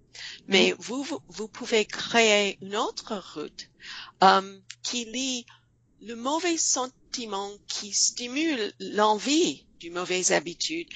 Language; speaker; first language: French; non-native, fluent; English